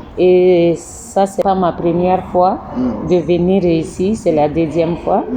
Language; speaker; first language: French; non-native, local second language; Bambara